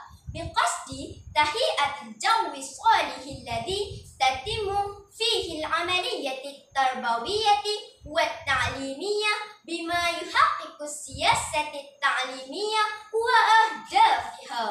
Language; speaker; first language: Arabic; non-native, learner; Malay